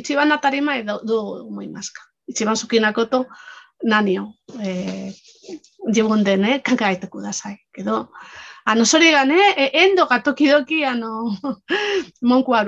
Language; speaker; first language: Japanese; non-native, fluent; Spanish